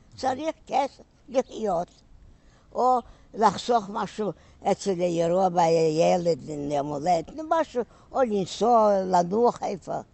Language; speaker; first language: Hebrew; non-native, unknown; German